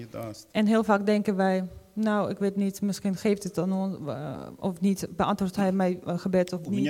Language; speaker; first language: Dutch; non-native, fluent; Ukrainian